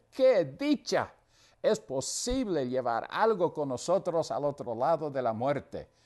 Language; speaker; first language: Spanish; non-native, fluent; English